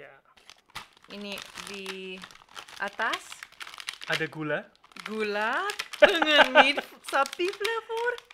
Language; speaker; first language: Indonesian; non-native, learner; English